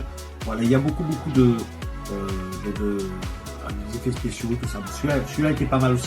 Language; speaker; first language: French; native; French